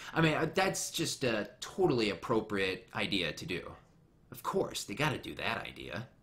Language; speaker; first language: English; native; English